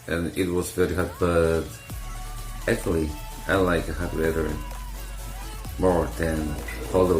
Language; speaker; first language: English; non-native, fluent; Korean